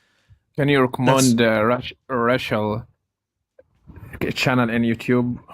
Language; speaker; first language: English; non-native, learner; Arabic